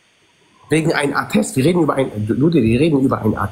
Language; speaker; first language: German; early bilingual, other home language; Arabic